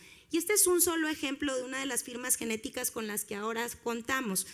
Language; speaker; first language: Spanish; native; Spanish